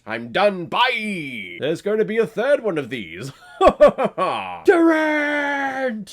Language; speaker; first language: English; native; English